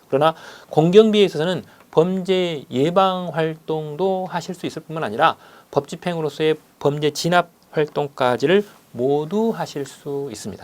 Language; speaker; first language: Korean; native; Korean